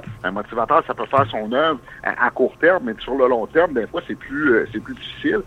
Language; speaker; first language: French; native; French